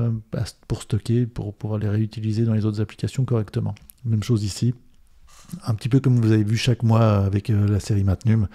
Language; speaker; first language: French; native; French